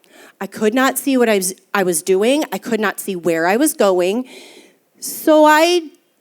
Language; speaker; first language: English; native; English